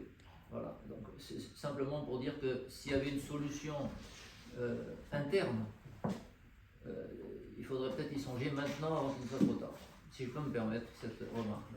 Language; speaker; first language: French; native; French